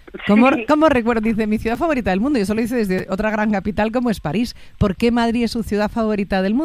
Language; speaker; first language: Spanish; native; Spanish